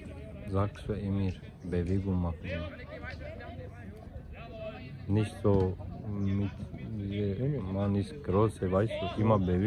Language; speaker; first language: German; non-native, learner; Turkish